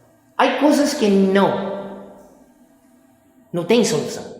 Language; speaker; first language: Portuguese; non-native, fluent; Spanish